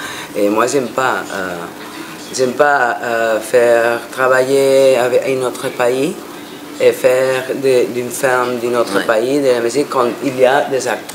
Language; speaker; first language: French; non-native, fluent; Spanish